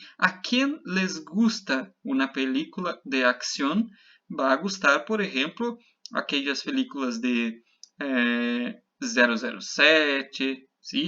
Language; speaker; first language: Spanish; non-native, fluent; Portuguese